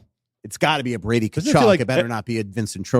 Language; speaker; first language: English; native; English